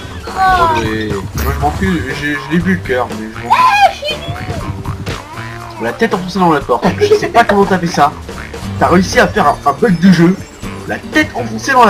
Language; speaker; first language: French; native; French